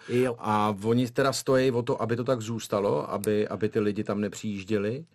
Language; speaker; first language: Czech; native; Czech